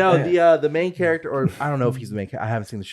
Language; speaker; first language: English; native; English